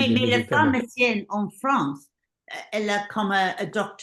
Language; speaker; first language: French; non-native, learner; English